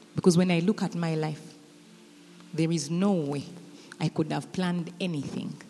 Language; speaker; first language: English; non-native, local second language; Ganda